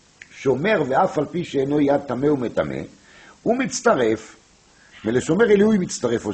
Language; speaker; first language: Hebrew; non-native, fluent; French